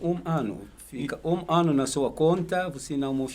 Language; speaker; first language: Portuguese; non-native, learner; Arabic